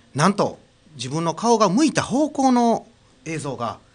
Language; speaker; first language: Japanese; native; Japanese